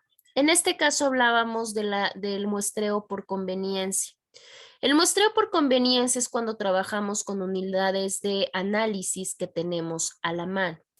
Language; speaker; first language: Spanish; native; Spanish